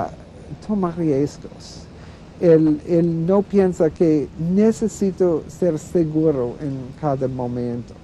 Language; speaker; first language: Spanish; non-native, fluent; English